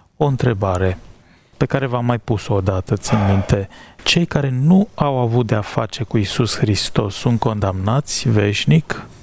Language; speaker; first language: Romanian; native; Romanian